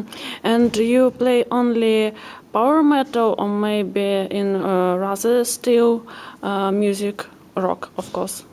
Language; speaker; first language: English; non-native, learner; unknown